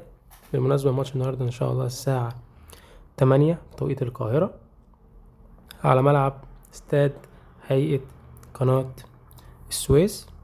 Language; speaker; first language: Arabic; native; Arabic